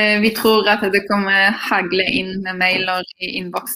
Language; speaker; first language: Norwegian; non-native, fluent; Polish